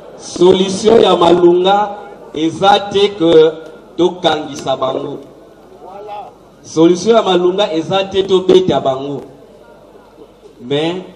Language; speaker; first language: Lingala; non-native, local second language; Kongo